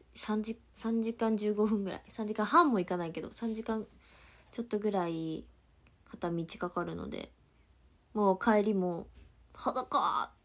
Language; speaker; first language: Japanese; native; Japanese